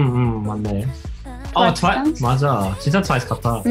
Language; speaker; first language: Korean; non-native, learner; English